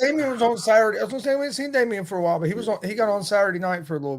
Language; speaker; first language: English; native; English